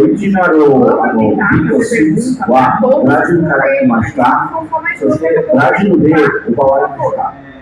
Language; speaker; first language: Japanese; non-native, fluent; Portuguese